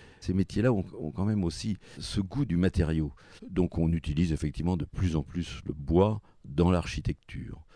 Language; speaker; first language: French; native; French